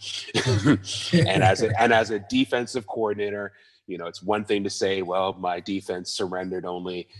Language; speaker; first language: English; native; English